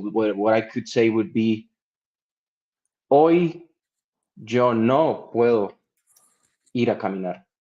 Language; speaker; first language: Spanish; non-native, learner; English